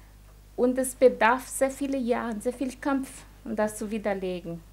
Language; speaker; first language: German; non-native, fluent; Portuguese